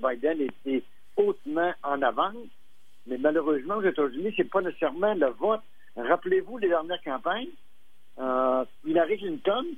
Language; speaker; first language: French; native; French